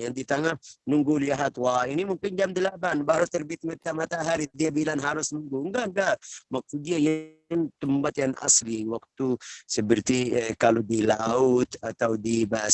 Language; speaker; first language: Indonesian; non-native, learner; Arabic